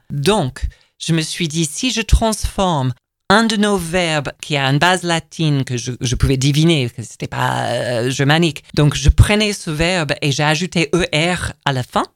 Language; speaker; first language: French; non-native, fluent; English